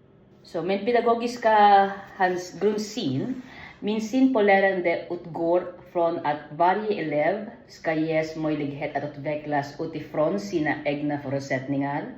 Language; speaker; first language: Swedish; non-native, learner; Filipino